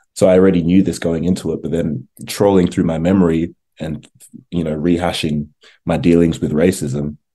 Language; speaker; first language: English; native; English